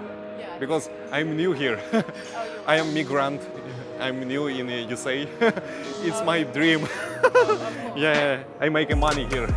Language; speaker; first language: English; non-native, learner; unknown